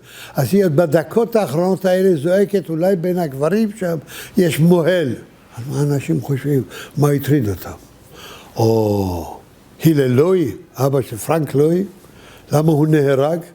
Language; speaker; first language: Hebrew; early bilingual, other home language; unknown